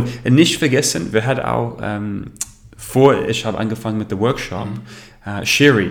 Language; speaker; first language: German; non-native, learner; English